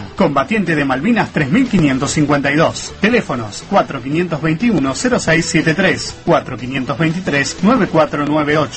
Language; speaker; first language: Spanish; native; Spanish